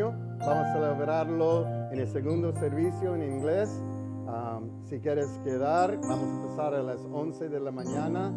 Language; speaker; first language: Spanish; early bilingual, heritage; English